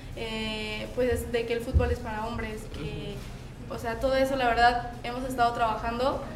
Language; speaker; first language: Spanish; native; Spanish